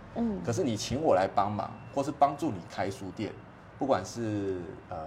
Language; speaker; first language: Chinese; native; Chinese